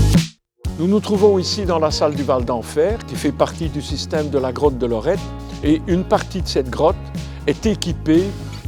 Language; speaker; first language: French; native; French